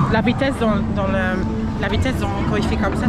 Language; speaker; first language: French; non-native, learner; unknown